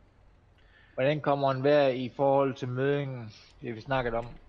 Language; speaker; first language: Danish; native; Danish